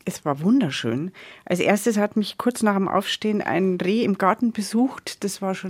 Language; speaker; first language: German; native; German